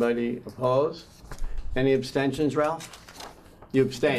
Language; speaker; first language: English; native; English